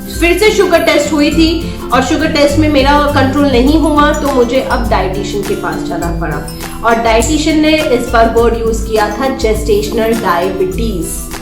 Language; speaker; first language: Hindi; non-native, local second language; Gujarati